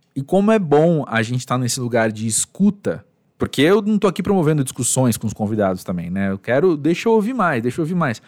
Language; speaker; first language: Portuguese; native; Portuguese